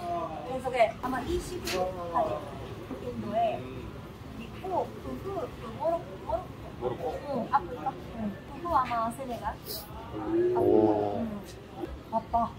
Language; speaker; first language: Korean; non-native, learner; Japanese